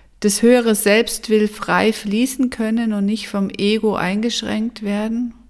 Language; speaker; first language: German; native; German